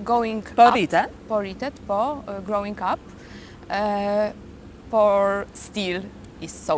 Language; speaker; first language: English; non-native, fluent; Polish